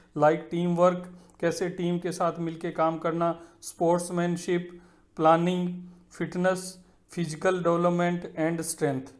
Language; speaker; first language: Hindi; native; Hindi